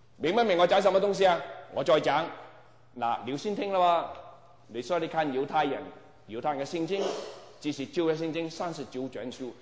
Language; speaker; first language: Chinese; non-native, local second language; Cantonese